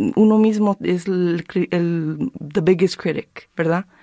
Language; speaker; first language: Spanish; early bilingual, heritage; Spanish